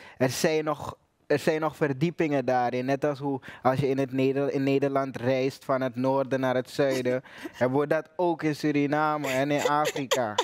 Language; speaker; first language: Dutch; native; Dutch